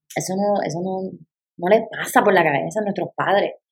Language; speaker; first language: Spanish; native; Spanish